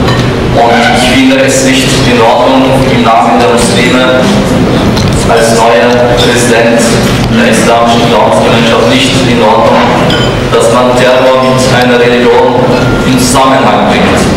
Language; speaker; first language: German; non-native, fluent; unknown